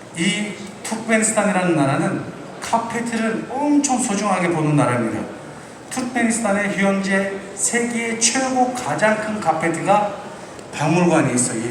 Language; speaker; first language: Korean; non-native, fluent; Turkish